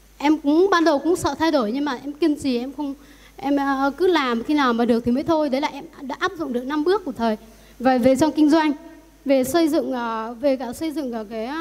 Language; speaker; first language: Vietnamese; non-native, local second language; Iu Mien